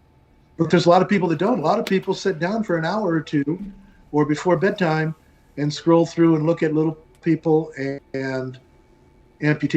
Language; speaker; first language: English; native; English